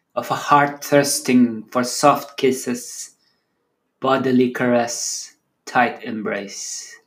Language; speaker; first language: English; non-native, local second language; Filipino